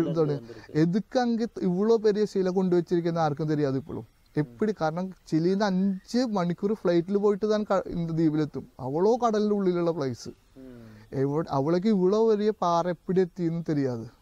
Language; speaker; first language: Tamil; non-native, learner; Malayalam